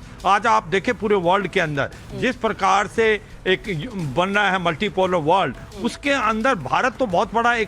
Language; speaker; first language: Hindi; native; Hindi